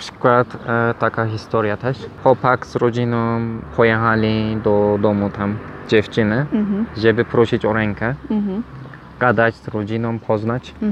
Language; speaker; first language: Polish; non-native, learner; Turkish